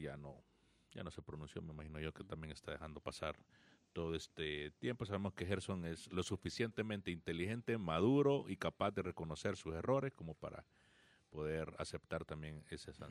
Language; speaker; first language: Spanish; native; Spanish